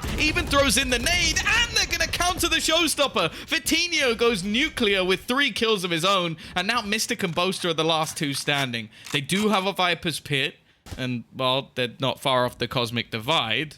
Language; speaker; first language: English; native; English